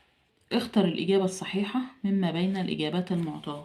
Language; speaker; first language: Arabic; native; Arabic